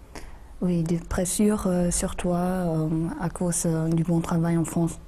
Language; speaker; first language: French; non-native, fluent; German